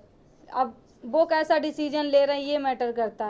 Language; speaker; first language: Hindi; native; Hindi